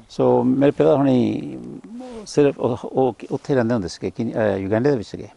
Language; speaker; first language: Punjabi; early bilingual, heritage; Punjabi